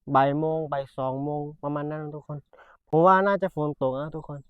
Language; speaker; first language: Thai; non-native, local second language; Pattani Malay